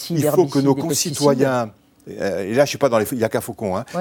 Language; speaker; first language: French; native; French